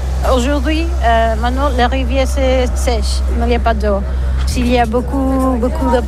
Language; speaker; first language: French; non-native, learner; Catalan